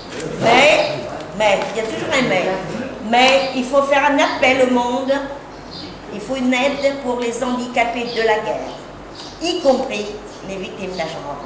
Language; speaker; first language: French; non-native, fluent; Vietnamese